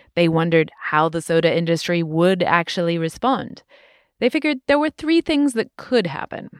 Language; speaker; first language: English; native; English